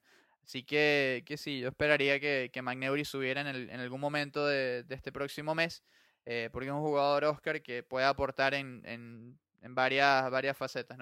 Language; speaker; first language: Spanish; native; Spanish